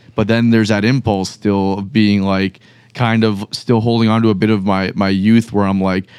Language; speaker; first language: English; early bilingual, other home language; Spanish